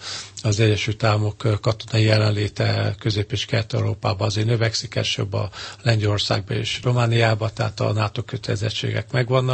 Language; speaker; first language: Hungarian; native; Hungarian